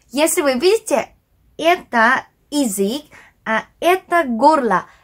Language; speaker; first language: Russian; non-native, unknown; Korean